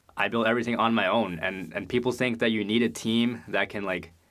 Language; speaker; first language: English; native; English